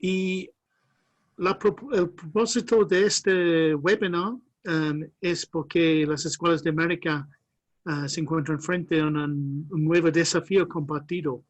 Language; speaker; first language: Spanish; non-native, fluent; English